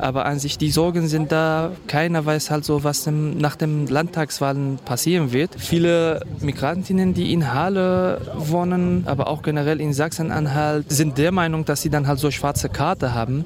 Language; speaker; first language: German; non-native, fluent; Kurdish